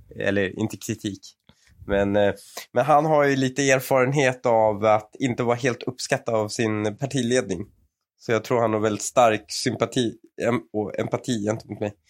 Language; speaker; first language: Swedish; early bilingual, other home language; Persian